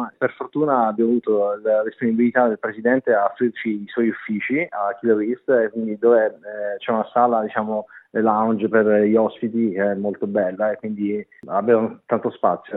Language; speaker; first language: Italian; native; Italian